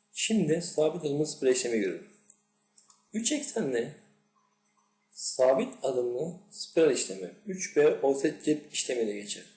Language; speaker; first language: Turkish; native; Turkish